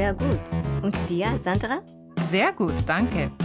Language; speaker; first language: German; non-native, fluent; Japanese